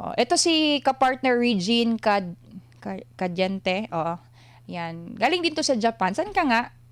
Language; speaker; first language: Filipino; non-native, local second language; Cebuano